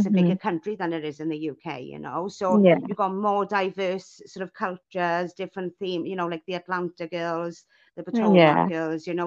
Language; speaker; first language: English; native; English